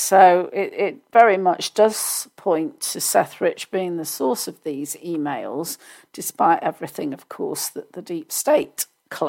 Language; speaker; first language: English; native; English